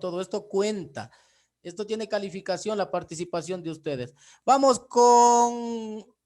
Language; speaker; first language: Spanish; native; Spanish